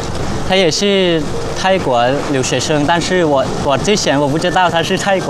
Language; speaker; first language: Chinese; non-native, learner; Thai